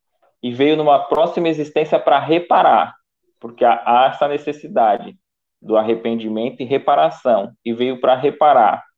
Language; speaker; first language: Portuguese; native; Portuguese